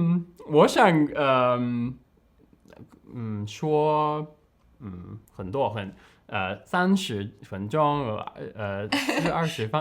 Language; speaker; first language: Chinese; non-native, learner; English